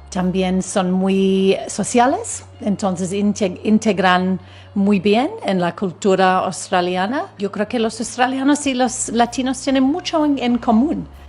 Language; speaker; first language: Spanish; non-native, fluent; English